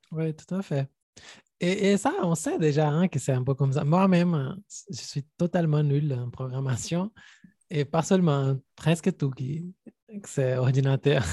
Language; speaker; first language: French; non-native, fluent; Portuguese